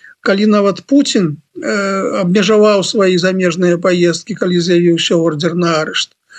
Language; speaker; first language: Belarusian; non-native, local second language; Russian